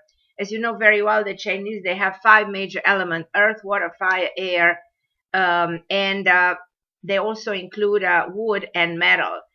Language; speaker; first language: English; non-native, fluent; Romanian